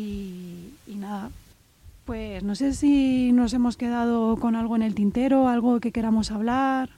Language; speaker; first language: Spanish; native; Spanish